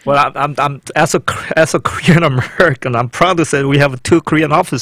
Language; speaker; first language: English; non-native, fluent; Korean